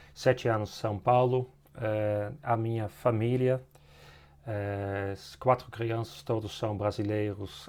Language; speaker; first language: Portuguese; non-native, fluent; Dutch